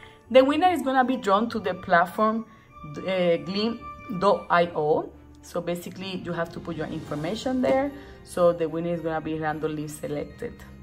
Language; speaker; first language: English; non-native, local second language; Spanish